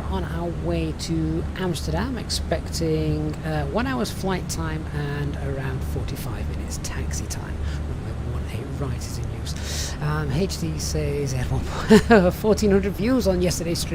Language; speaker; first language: English; native; English